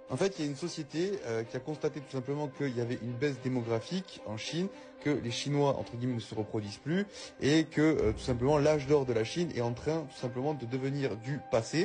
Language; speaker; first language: French; native; French